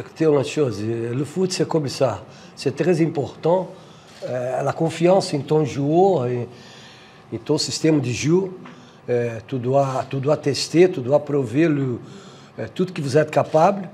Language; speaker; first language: French; non-native, fluent; Portuguese